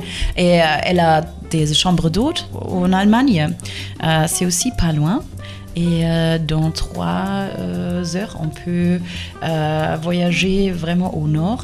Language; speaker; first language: French; non-native, fluent; German